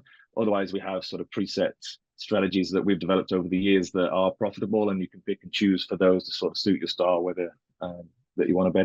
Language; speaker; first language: English; native; English